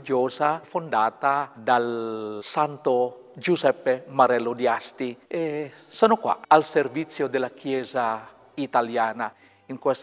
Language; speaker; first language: Italian; non-native, fluent; Filipino